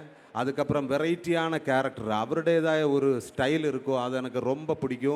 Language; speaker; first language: Tamil; non-native, local second language; Malayalam